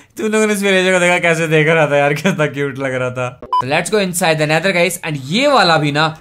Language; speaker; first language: Hindi; native; Hindi